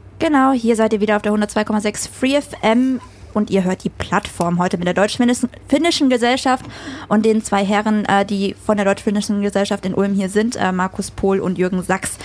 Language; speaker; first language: German; early bilingual, other home language; Vietnamese